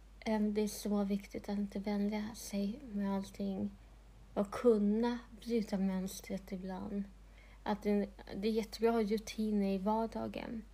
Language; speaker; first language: Swedish; non-native, local second language; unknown